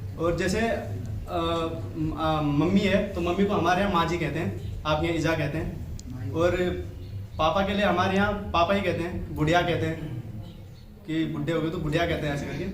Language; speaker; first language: Hindi; non-native, local second language; Garhwali